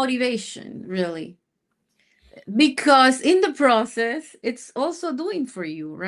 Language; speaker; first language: English; non-native, fluent; Spanish